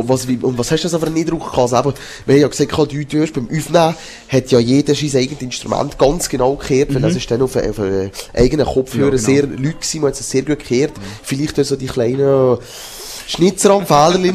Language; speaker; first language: German; native; German